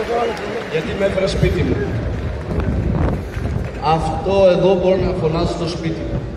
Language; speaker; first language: Greek; non-native, fluent; Portuguese